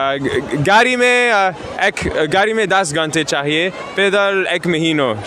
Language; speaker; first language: Hindi; non-native, learner; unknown